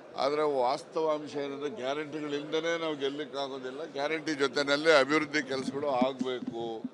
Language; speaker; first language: Kannada; native; Kannada